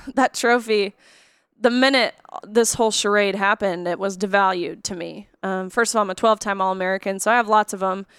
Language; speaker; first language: English; native; English